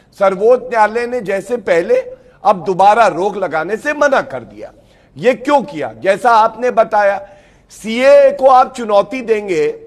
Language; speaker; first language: Hindi; native; Hindi